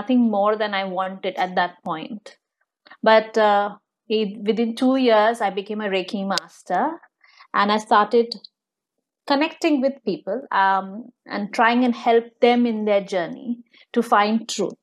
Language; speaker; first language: English; non-native, local second language; Bangla